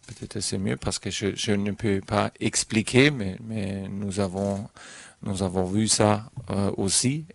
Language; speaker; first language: French; non-native, fluent; German